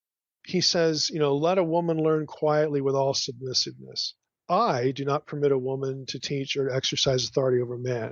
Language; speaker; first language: English; native; English